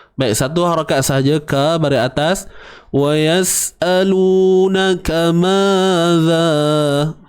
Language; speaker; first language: Malay; native; Malay